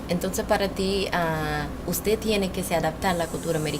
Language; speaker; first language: Spanish; non-native, learner; Portuguese